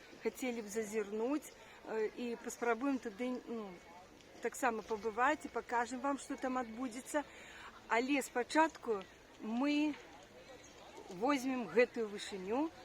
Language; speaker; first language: Belarusian; non-native, local second language; Russian